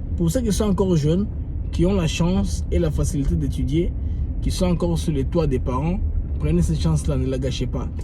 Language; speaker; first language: French; non-native, local second language; Lingala